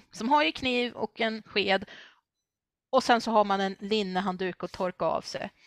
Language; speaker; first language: Swedish; early bilingual, other home language; English